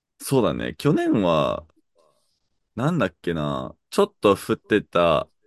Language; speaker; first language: Japanese; non-native, fluent; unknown